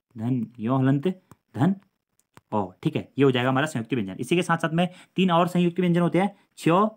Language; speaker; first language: Hindi; native; Hindi